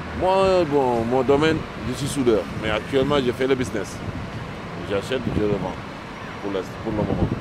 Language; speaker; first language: French; non-native, local second language; Wolof